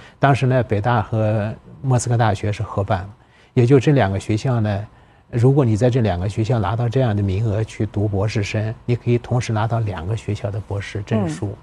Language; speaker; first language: Chinese; native; Chinese